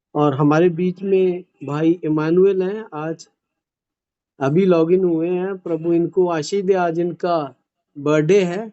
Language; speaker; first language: Hindi; non-native, local second language; Punjabi